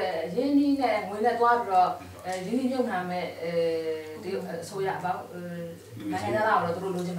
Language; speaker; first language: Dutch; non-native, learner; Burmese